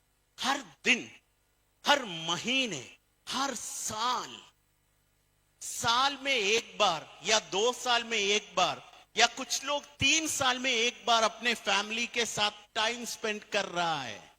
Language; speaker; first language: Hindi; non-native, learner; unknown